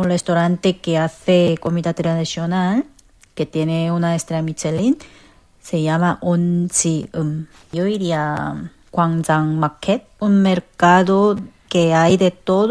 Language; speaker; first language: Spanish; non-native, fluent; Korean